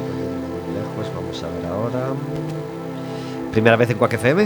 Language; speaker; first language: Spanish; native; Spanish